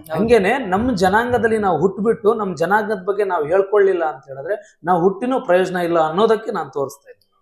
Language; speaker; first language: Kannada; non-native, local second language; Lambadi